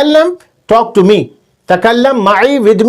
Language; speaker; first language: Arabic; non-native, fluent; Urdu